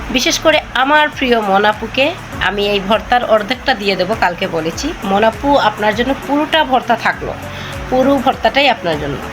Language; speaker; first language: Bangla; native; Bangla